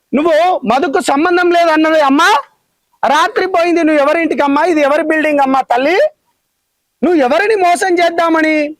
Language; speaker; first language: Telugu; non-native, local second language; Lambadi